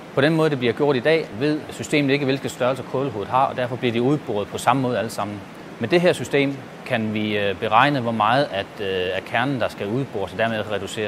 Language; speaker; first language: Danish; native; Danish